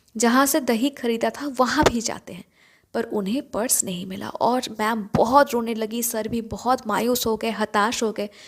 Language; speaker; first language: Hindi; non-native, local second language; Bangla